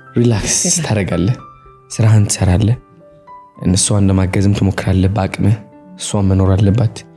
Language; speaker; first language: Amharic; early bilingual, heritage; Amharic